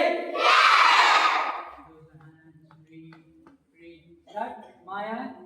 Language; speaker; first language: English; non-native, local second language; Kannada